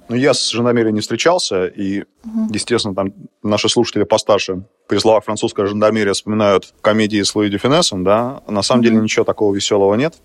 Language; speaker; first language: Russian; native; Russian